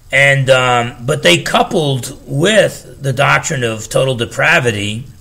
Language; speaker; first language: English; native; English